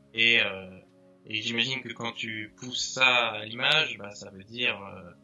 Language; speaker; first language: French; native; French